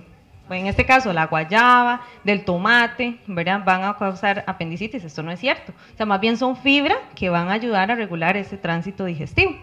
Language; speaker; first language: Spanish; native; Spanish